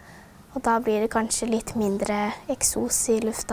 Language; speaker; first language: Norwegian; native; Norwegian